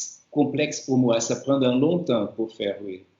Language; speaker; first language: French; non-native, fluent; Portuguese